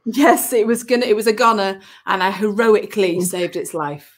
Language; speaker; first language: English; native; English